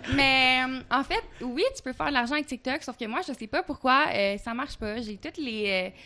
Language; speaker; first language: French; native; French